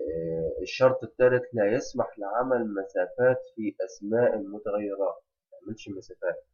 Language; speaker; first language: Arabic; native; Arabic